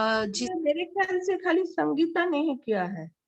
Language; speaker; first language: Hindi; non-native, local second language; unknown